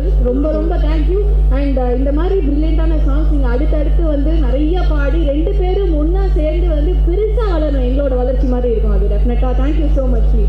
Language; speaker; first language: Tamil; native; Tamil